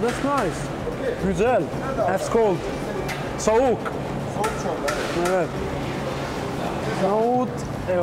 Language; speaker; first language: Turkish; non-native, learner; Italian